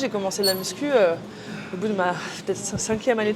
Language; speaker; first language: French; native; French